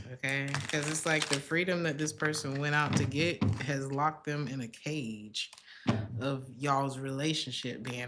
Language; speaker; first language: English; native; English